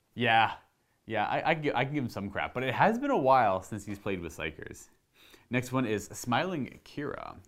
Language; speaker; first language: English; native; English